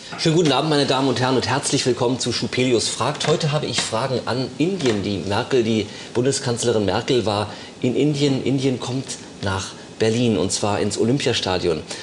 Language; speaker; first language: German; native; German